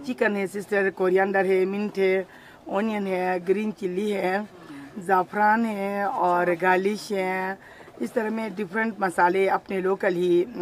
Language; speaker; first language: Urdu; non-native, local second language; Burmese